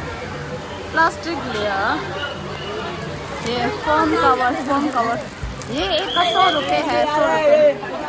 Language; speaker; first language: Hindi; non-native, fluent; Tibetan